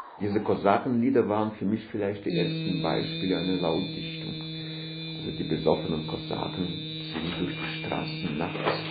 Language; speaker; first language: German; non-native, fluent; Russian